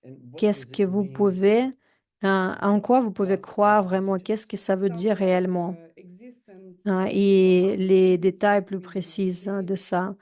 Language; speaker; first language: French; non-native, fluent; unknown